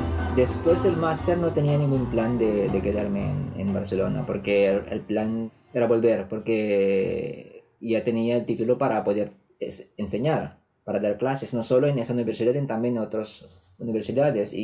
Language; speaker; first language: Spanish; non-native, fluent; Filipino